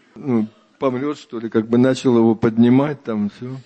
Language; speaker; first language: Russian; native; Russian